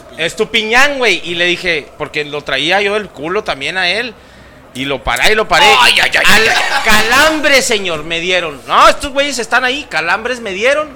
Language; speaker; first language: Spanish; native; Spanish